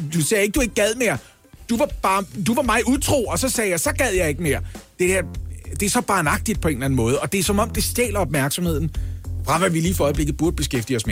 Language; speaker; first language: Danish; native; Danish